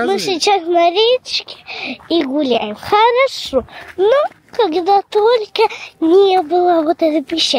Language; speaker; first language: Russian; early bilingual, heritage; Russian